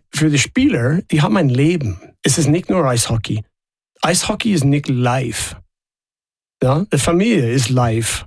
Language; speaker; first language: German; non-native, fluent; English